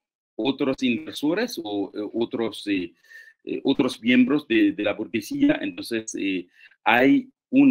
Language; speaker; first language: Spanish; non-native, fluent; Haitian Creole